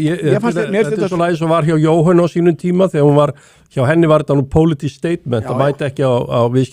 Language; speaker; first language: Icelandic; native; Icelandic